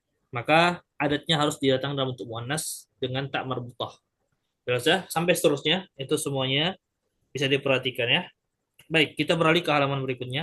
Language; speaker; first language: Indonesian; native; Indonesian